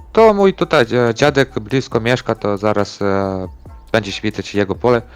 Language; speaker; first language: Polish; non-native, learner; Ukrainian